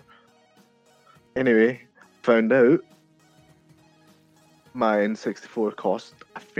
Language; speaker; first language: English; native; English